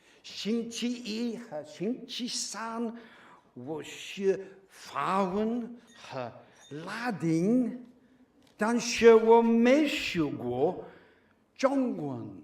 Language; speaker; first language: Chinese; non-native, learner; English